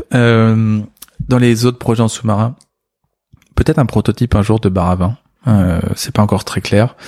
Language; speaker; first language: French; native; French